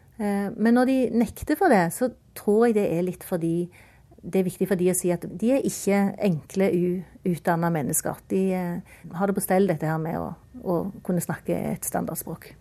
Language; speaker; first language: Norwegian; native; Norwegian